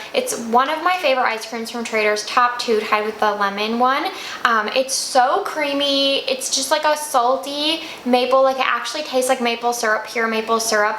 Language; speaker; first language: English; native; English